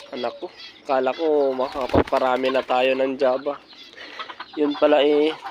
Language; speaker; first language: Filipino; native; Filipino